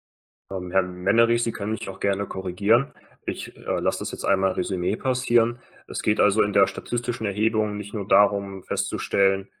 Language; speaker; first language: German; native; German